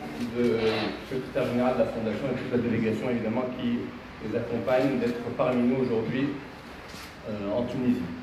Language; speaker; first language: French; non-native, local second language; Arabic